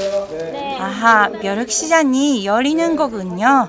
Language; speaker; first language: Korean; native; Korean